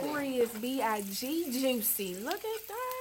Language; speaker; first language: English; native; English